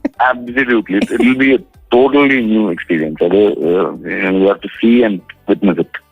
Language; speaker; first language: English; non-native, local second language; Malayalam